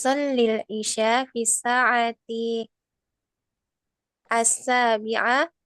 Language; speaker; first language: Arabic; non-native, learner; Indonesian